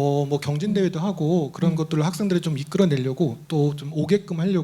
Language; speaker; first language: Korean; native; Korean